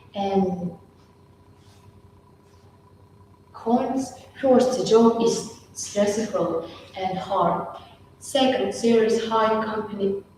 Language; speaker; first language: English; non-native, learner; Russian